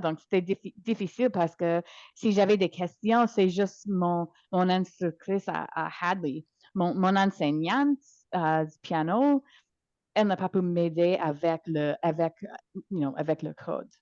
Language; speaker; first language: French; non-native, local second language; English